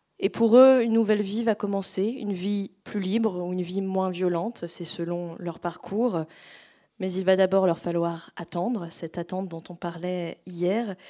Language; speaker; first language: French; native; French